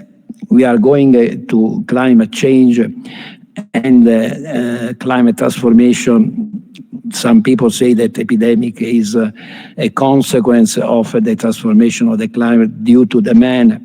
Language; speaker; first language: English; non-native, fluent; Italian